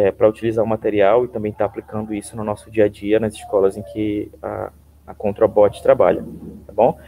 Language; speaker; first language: Portuguese; native; Portuguese